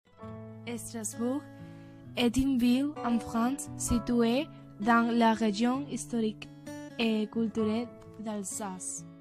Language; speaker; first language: French; non-native, learner; Spanish